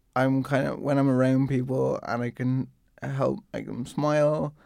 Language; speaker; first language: English; native; English